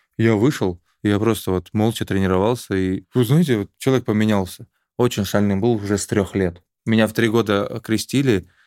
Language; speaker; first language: Russian; native; Russian